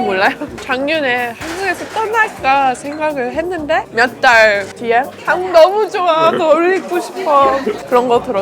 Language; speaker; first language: Korean; non-native, fluent; English